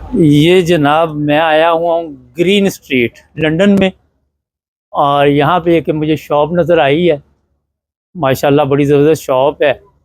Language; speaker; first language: Urdu; non-native, local second language; Punjabi